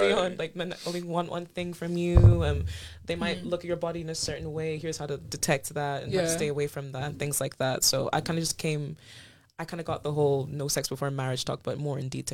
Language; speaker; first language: English; native; English